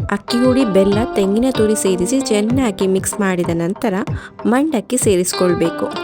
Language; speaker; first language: Kannada; non-native, local second language; Tulu